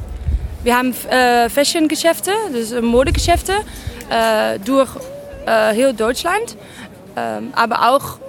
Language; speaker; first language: German; non-native, learner; Dutch